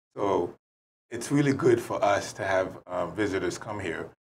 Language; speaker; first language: English; native; English